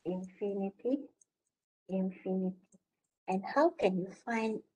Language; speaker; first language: English; non-native, local second language; Malay